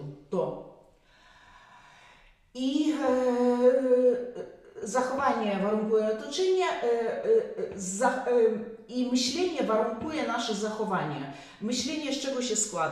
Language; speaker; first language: Polish; non-native, fluent; Russian